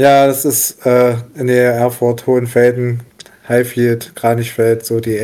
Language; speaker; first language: German; native; German